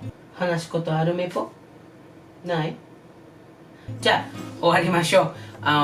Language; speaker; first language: Japanese; non-native, learner; English